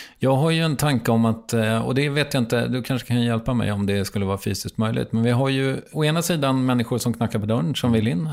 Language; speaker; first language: Swedish; native; Swedish